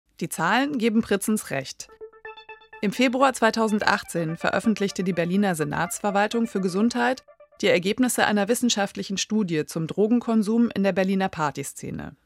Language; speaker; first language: German; native; German